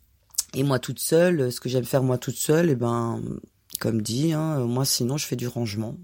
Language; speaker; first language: French; native; French